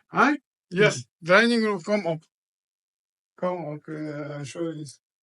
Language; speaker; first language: English; non-native, learner; Ingush